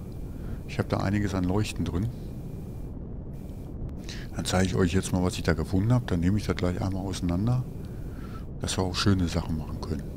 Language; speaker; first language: German; native; German